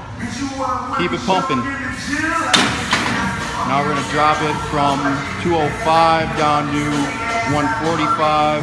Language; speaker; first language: English; native; English